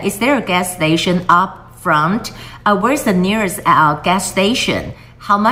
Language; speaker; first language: English; non-native, fluent; Chinese